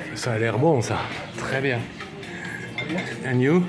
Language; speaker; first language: French; native; French